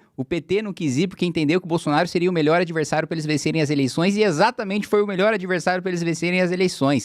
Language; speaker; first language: Portuguese; native; Portuguese